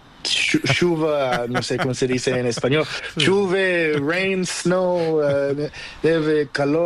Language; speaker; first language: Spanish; non-native, learner; Portuguese